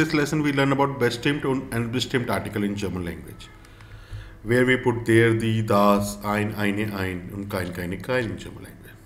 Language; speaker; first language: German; non-native, learner; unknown